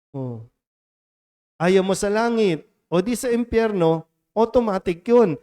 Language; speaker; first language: Filipino; native; Filipino